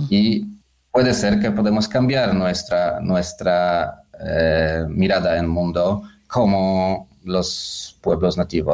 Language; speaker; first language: Spanish; non-native, learner; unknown